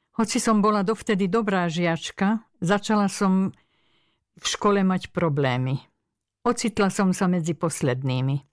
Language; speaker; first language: Slovak; early bilingual, other home language; Hungarian